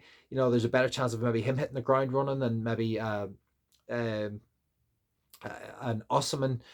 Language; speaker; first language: English; native; English